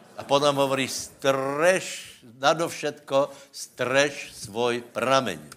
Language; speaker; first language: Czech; non-native, local second language; Slovak